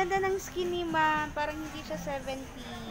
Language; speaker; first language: Filipino; native; Filipino